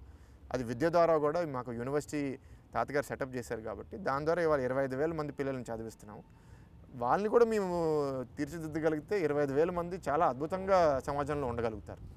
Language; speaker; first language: Telugu; native; Telugu